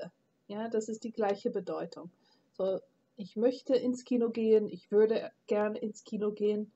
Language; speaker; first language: German; non-native, fluent; English